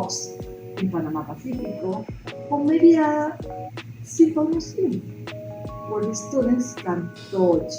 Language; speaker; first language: English; non-native, learner; Spanish